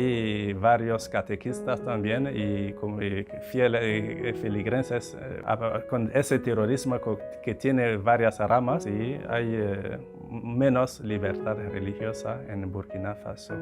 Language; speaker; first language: Spanish; non-native, fluent; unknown